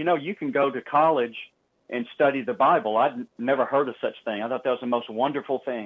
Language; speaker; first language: English; native; English